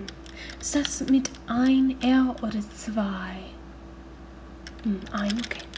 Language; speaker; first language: German; non-native, learner; English